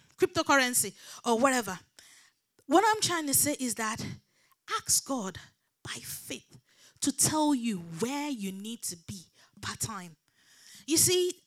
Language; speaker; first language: English; non-native, local second language; Yoruba